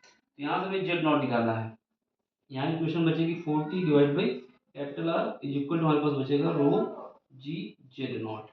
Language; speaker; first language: Hindi; native; Hindi